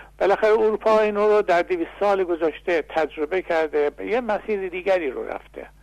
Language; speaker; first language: Persian; non-native, local second language; Azerbaijani